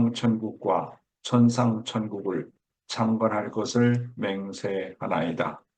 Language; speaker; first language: Korean; native; Korean